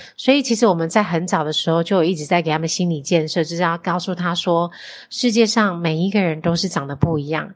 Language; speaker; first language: Chinese; native; Chinese